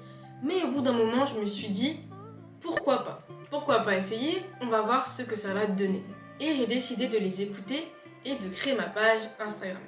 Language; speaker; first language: French; native; French